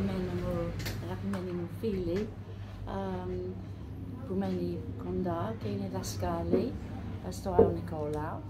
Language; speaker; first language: Greek; non-native, learner; English